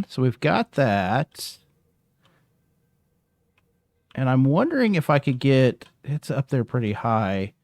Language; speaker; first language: English; native; English